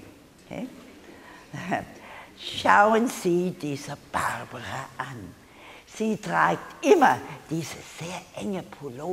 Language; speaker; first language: German; non-native, learner; English